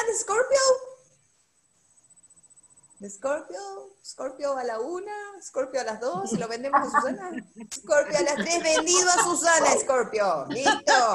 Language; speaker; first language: Spanish; native; Spanish